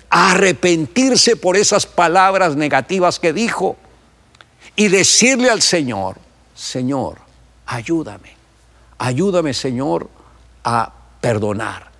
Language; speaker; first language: Spanish; native; Spanish